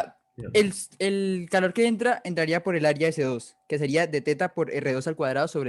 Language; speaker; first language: Spanish; native; Spanish